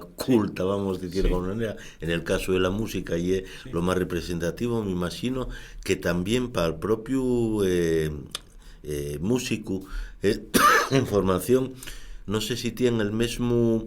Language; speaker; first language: Spanish; native; Spanish